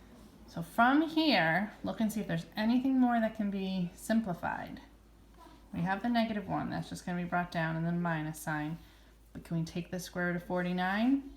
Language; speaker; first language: English; native; English